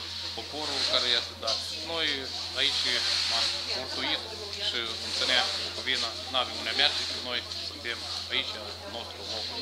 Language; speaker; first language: Romanian; early bilingual, heritage; Romanian